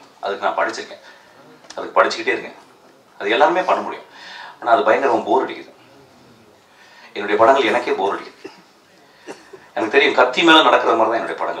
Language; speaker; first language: Tamil; native; Tamil